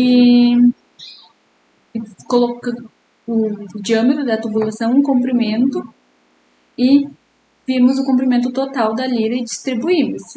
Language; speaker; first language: Portuguese; native; Portuguese